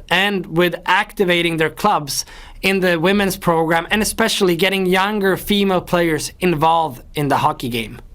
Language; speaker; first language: English; non-native, fluent; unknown